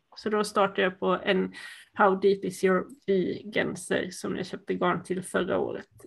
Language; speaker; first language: Swedish; native; Swedish